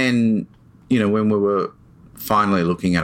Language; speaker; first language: English; native; English